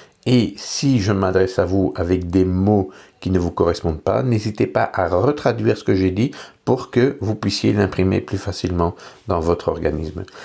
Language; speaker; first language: French; native; French